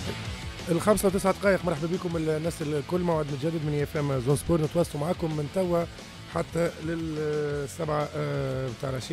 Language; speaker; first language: Arabic; native; Arabic